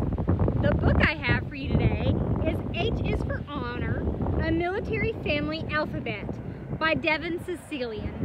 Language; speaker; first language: English; native; English